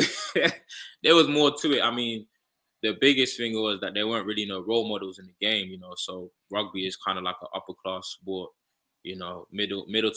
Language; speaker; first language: English; native; English